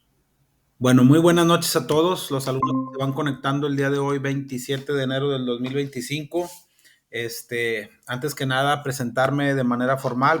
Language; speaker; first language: Spanish; native; Spanish